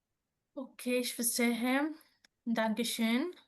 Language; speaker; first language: German; non-native, fluent; Bangla